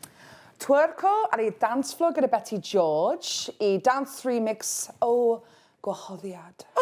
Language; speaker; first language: Welsh; non-native, learner; English